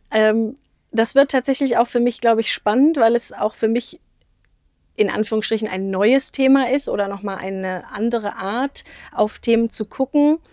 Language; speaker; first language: German; native; German